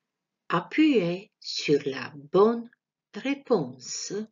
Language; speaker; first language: French; non-native, fluent; Croatian